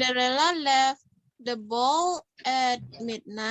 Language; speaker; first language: English; non-native, learner; Indonesian